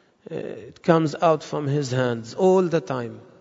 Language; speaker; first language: English; non-native, fluent; Arabic